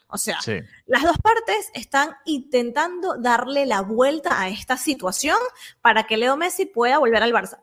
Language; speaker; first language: Spanish; native; Spanish